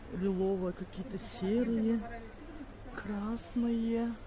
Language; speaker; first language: Russian; non-native, local second language; Kazakh